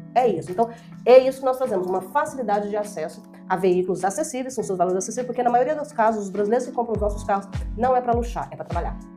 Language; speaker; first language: Portuguese; native; Portuguese